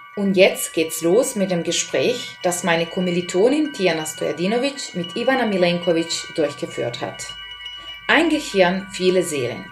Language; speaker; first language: German; non-native, fluent; Serbian